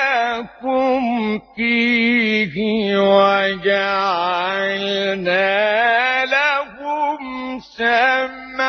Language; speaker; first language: Arabic; native; Arabic